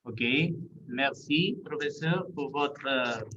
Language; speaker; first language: French; non-native, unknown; Portuguese